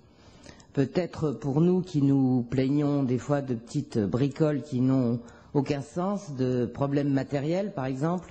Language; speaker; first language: French; native; French